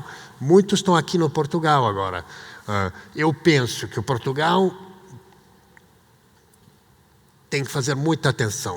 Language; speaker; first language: Portuguese; non-native, fluent; Italian